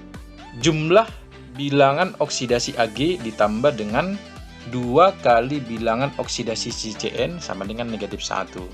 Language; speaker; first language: Indonesian; native; Indonesian